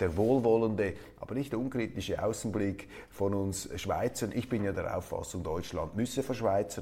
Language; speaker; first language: German; native; German